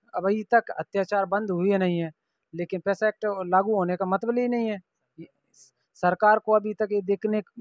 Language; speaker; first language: Hindi; native; Hindi